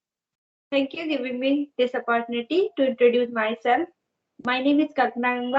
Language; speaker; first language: English; non-native, learner; Hindi